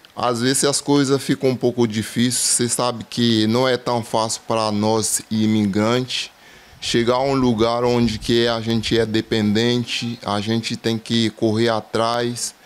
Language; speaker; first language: Portuguese; non-native, fluent; Haitian Creole